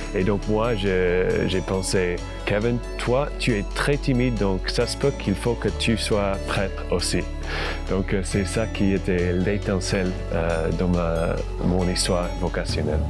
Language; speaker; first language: French; non-native, fluent; English